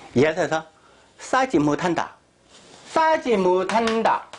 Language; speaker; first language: Korean; non-native, fluent; Chinese